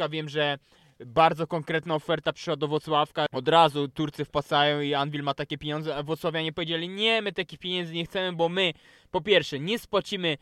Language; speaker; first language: Polish; native; Polish